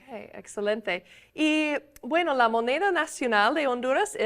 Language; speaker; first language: Spanish; non-native, fluent; English